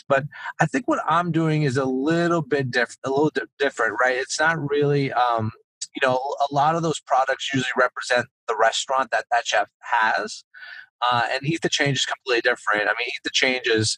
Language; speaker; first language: English; native; English